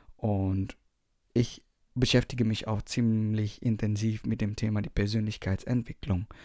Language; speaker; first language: German; non-native, fluent; Indonesian